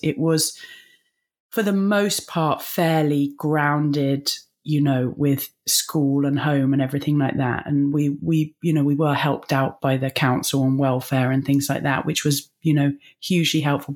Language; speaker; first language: English; native; English